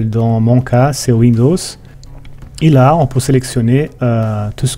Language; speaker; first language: French; non-native, fluent; Portuguese